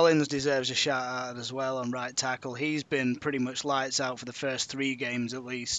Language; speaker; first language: English; native; English